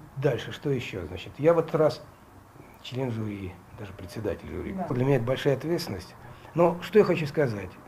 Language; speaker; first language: Russian; native; Russian